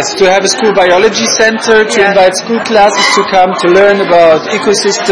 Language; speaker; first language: English; non-native, fluent; German